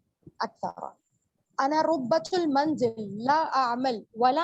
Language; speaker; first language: Arabic; non-native, learner; Urdu